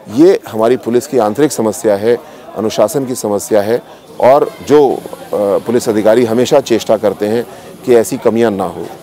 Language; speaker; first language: Hindi; native; Hindi